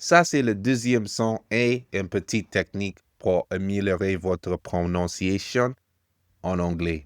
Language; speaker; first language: French; non-native, fluent; English